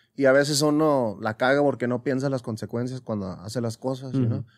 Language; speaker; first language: Spanish; early bilingual, heritage; Spanish